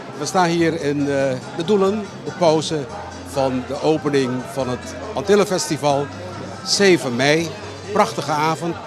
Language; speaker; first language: Dutch; non-native, local second language; Papiamento